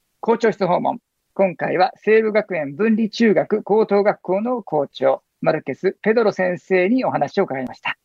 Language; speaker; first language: Japanese; native; Japanese